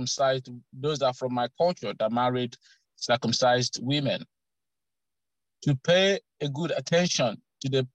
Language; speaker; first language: English; non-native, local second language; Igbo